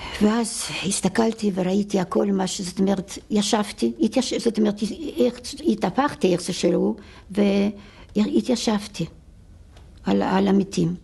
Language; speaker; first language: Hebrew; non-native, fluent; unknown